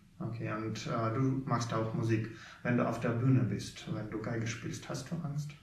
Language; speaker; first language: German; non-native, fluent; Russian